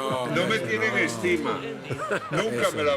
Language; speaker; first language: Spanish; native; Spanish